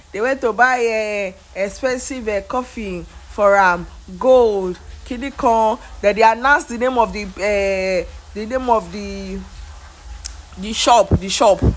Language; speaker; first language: Nigerian Pidgin; non-native, local second language; Yoruba